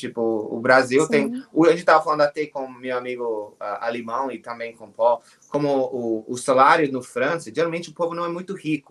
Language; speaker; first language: Portuguese; non-native, learner; English